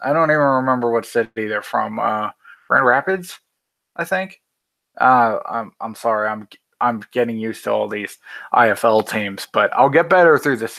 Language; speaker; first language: English; native; English